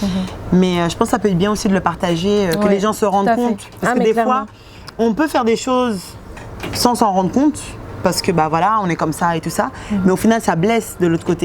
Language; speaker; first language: French; native; French